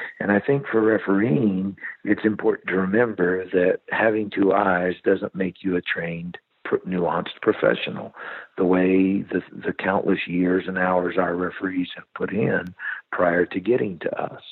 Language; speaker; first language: English; native; English